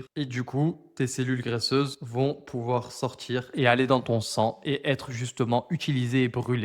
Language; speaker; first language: French; native; French